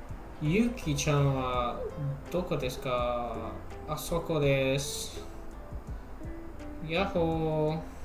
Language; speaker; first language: Japanese; non-native, learner; English